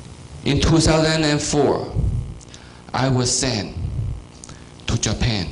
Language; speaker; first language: English; non-native, fluent; Chinese